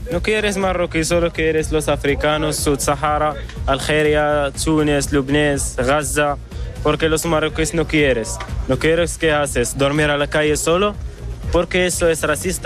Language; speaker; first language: Spanish; non-native, learner; Arabic